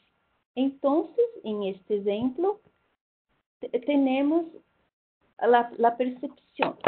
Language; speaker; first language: Spanish; non-native, fluent; Portuguese